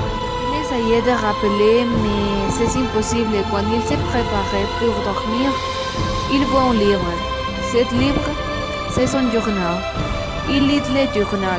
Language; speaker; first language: French; non-native, learner; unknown